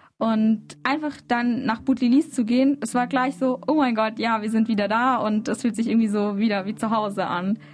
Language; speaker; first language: German; early bilingual, other home language; Arabic